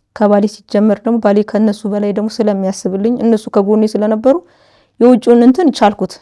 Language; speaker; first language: Amharic; native; Amharic